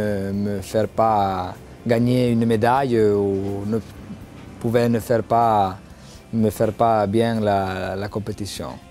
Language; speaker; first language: French; non-native, local second language; Italian